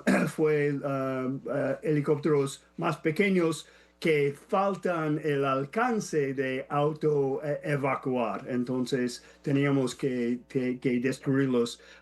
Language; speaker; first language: Spanish; non-native, fluent; English